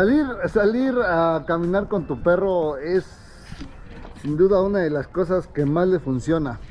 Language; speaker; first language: Spanish; native; Spanish